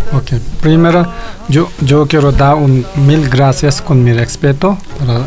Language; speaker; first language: Spanish; non-native, learner; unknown